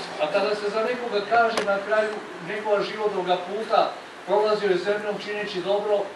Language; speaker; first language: Croatian; native; Croatian